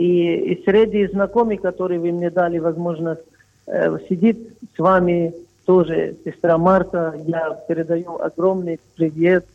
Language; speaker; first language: Russian; non-native, fluent; Arabic